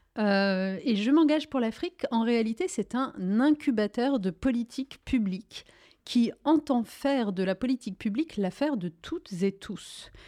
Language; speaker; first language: French; early bilingual, other home language; Riffian